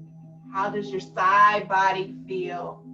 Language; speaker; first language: English; native; English